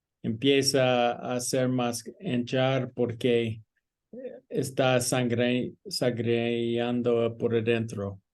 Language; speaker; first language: Spanish; non-native, learner; English